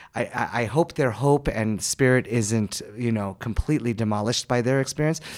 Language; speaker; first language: English; native; English